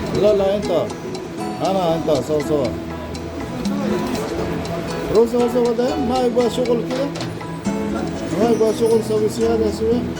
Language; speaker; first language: Arabic; non-native, learner; Filipino